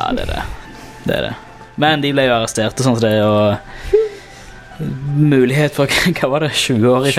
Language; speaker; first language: Norwegian; native; Norwegian